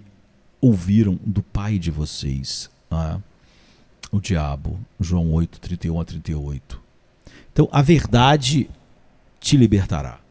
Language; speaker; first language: Portuguese; native; Portuguese